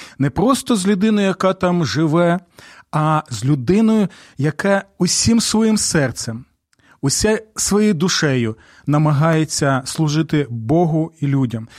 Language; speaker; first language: Ukrainian; native; Ukrainian